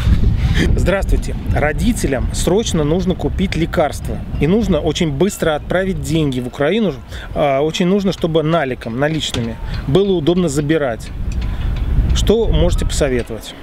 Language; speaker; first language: Russian; native; Russian